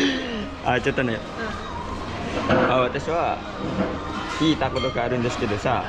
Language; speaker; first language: Japanese; non-native, learner; Indonesian